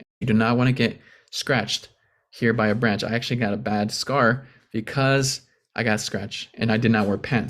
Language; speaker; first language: English; native; English